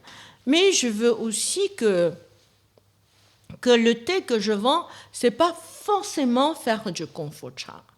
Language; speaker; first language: French; non-native, fluent; Chinese